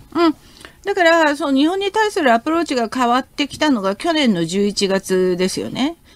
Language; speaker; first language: Japanese; non-native, fluent; Korean